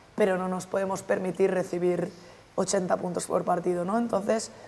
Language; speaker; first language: Spanish; native; Spanish